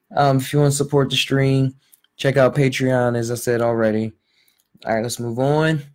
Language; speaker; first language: English; native; English